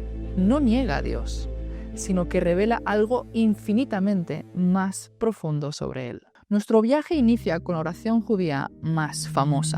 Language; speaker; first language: Spanish; native; Spanish